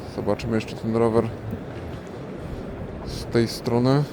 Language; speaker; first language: Polish; native; Polish